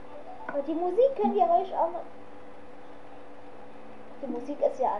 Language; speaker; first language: German; native; German